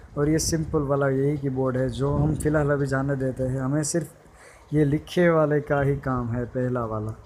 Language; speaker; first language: Hindi; non-native, local second language; Gujarati